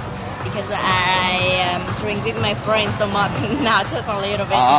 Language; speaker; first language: English; non-native, learner; Vietnamese